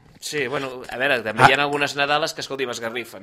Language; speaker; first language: Catalan; native; Catalan